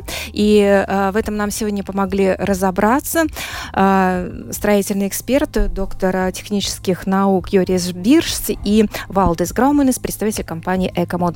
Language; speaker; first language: Russian; native; Russian